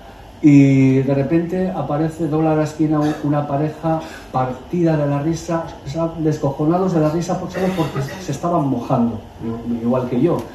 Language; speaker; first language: Spanish; native; Spanish